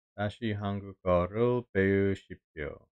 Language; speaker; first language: Korean; non-native, learner; English